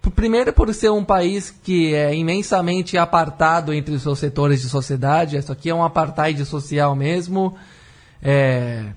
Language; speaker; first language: Portuguese; native; Portuguese